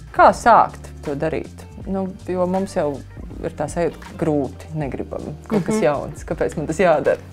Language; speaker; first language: Latvian; native; Latvian